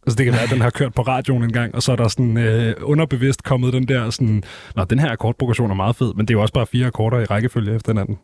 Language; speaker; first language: Danish; native; Danish